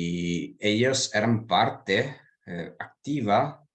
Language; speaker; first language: Spanish; non-native, fluent; Italian